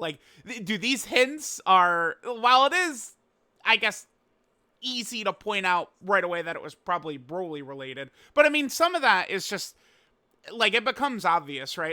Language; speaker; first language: English; native; English